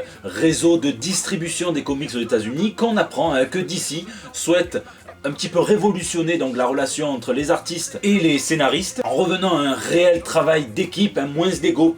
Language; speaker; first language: French; native; French